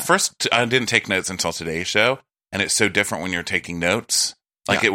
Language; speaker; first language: English; native; English